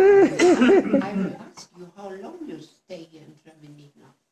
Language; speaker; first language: English; non-native, learner; German